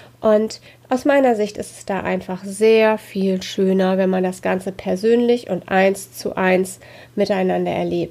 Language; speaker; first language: German; native; German